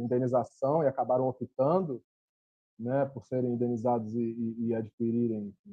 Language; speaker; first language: Portuguese; native; Portuguese